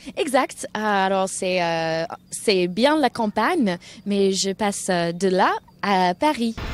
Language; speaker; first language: French; non-native, fluent; English